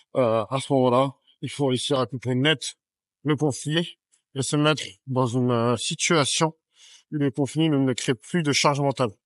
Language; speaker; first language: French; native; French